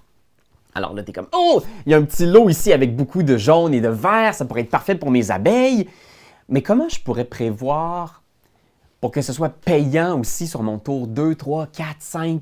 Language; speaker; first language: French; native; French